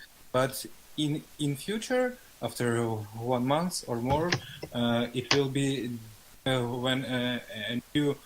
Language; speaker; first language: English; non-native, learner; Russian